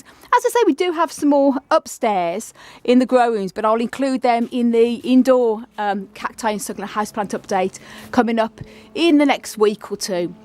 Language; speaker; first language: English; native; English